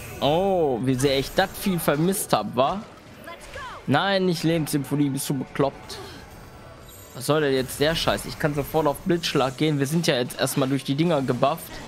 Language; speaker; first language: German; native; German